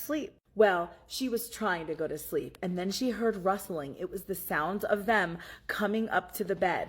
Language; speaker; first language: English; native; English